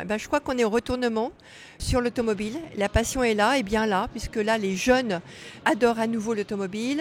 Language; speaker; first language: French; native; French